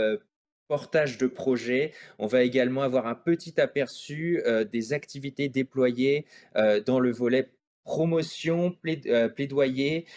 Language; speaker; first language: French; native; French